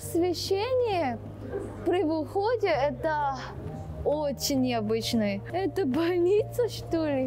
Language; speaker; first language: Russian; non-native, fluent; Korean